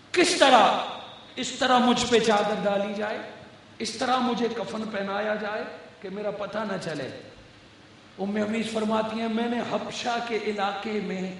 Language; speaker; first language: Urdu; non-native, local second language; Punjabi